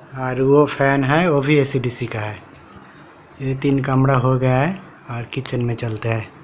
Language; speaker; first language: Hindi; non-native, local second language; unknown